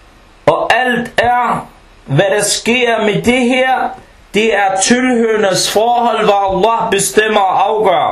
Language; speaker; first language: Danish; early bilingual, other home language; Arabic